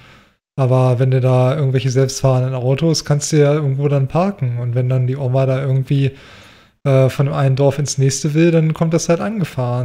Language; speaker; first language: German; native; German